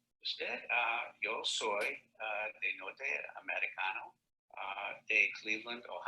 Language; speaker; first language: Spanish; non-native, learner; English